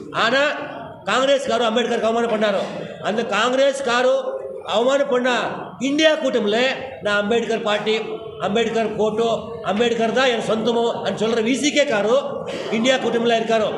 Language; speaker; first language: Tamil; non-native, learner; Kannada